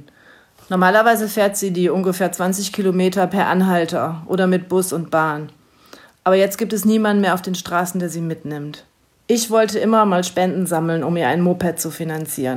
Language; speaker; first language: German; native; German